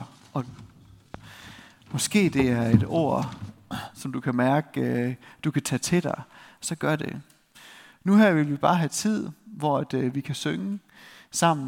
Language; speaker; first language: Danish; native; Danish